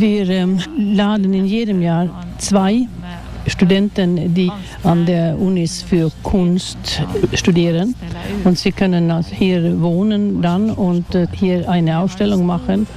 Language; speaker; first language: German; non-native, fluent; Swedish